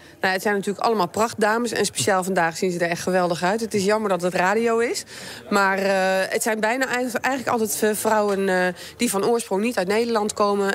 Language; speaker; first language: Dutch; native; Dutch